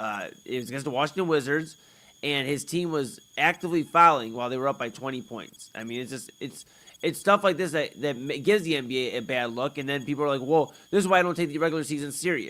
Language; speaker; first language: English; native; English